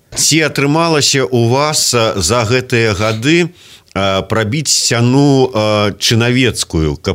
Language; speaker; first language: Belarusian; native; Belarusian